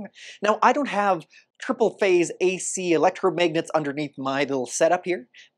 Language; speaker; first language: English; native; English